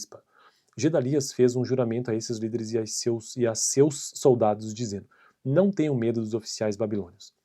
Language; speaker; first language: Portuguese; native; Portuguese